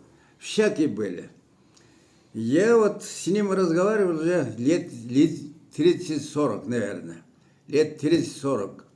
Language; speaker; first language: Russian; non-native, local second language; Kyrgyz